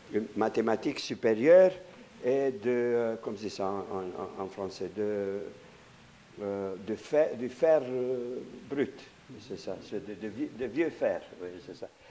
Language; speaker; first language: French; non-native, fluent; Romanian